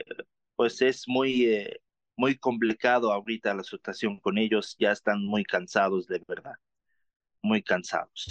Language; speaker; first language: Spanish; non-native, learner; Arabic